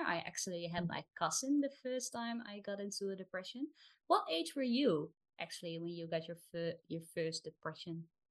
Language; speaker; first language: English; non-native, fluent; Dutch